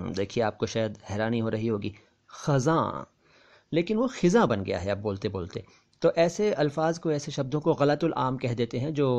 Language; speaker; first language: Urdu; native; Urdu